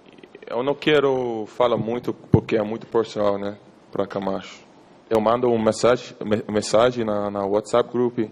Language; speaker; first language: Portuguese; non-native, learner; English